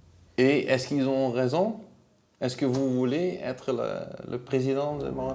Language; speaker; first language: French; non-native, learner; Dutch